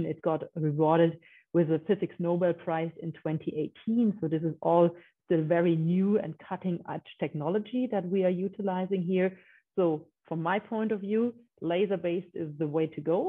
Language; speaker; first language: English; non-native, fluent; German